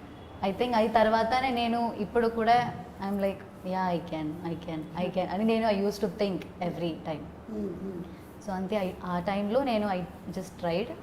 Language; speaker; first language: Telugu; non-native, learner; Malayalam